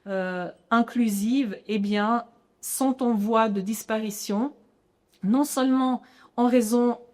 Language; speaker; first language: French; native; French